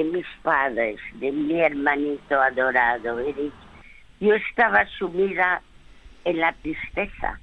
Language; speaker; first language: Spanish; early bilingual, other home language; French